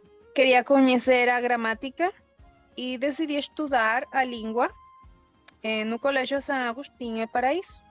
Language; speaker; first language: Portuguese; early bilingual, heritage; Spanish